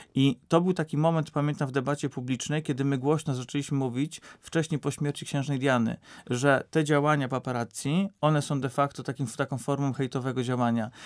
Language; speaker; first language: Polish; native; Polish